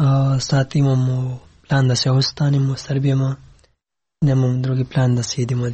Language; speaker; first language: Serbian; non-native, learner; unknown